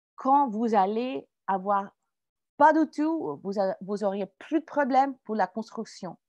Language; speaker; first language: French; non-native, fluent; English